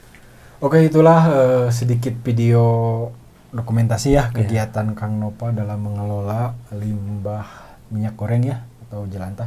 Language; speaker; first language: Indonesian; non-native, local second language; Sundanese